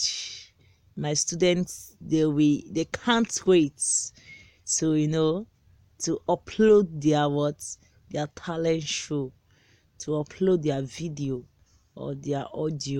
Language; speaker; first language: English; non-native, local second language; Igbo